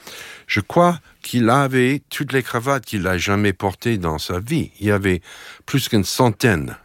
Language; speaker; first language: French; non-native, fluent; English